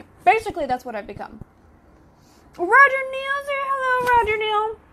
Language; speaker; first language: English; native; English